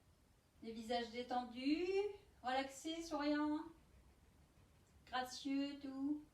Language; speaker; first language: French; native; French